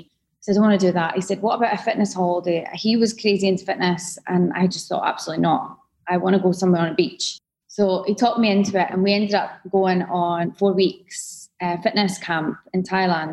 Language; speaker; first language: English; native; English